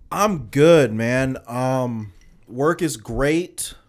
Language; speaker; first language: English; native; English